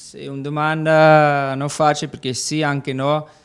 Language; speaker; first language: Italian; non-native, learner; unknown